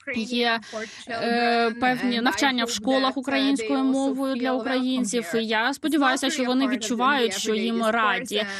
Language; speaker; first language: Ukrainian; non-native, fluent; Hungarian